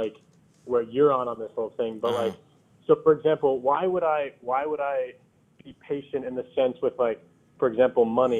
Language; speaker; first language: English; native; English